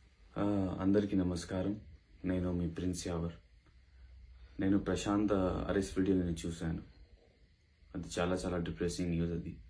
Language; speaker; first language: Telugu; non-native, learner; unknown